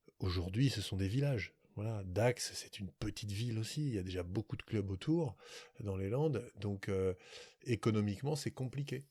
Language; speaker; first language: French; native; French